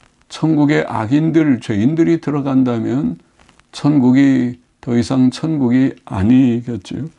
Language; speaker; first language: Korean; native; Korean